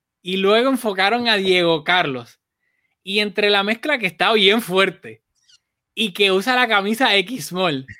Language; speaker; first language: Spanish; native; Spanish